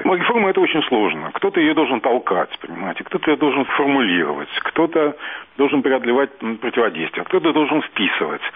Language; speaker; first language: Russian; native; Russian